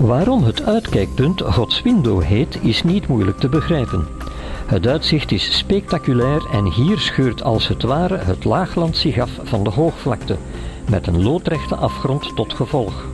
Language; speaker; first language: Dutch; native; Dutch